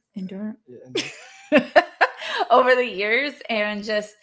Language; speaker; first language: English; native; English